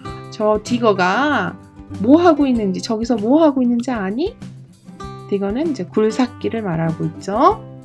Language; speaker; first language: Korean; native; Korean